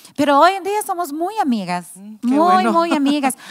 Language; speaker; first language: Spanish; non-native, fluent; English